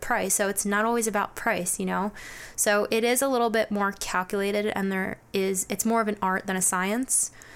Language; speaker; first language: English; native; English